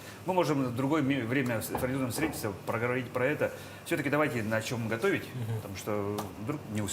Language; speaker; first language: Russian; native; Russian